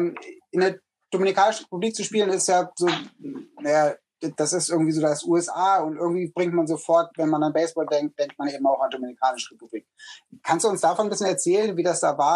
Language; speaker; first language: German; native; German